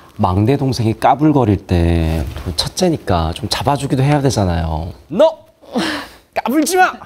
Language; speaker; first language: Korean; native; Korean